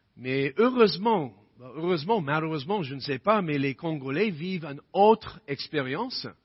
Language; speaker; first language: French; non-native, fluent; English